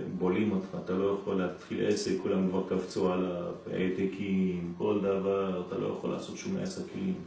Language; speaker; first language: Hebrew; non-native, fluent; French